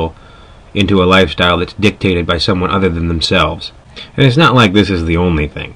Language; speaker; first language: English; native; English